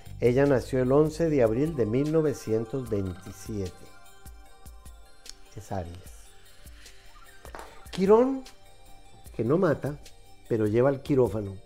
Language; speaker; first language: Spanish; native; Spanish